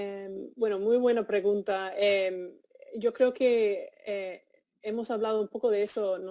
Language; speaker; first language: Spanish; non-native, fluent; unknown